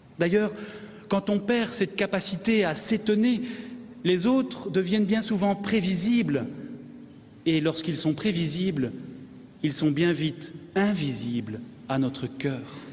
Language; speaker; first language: French; native; French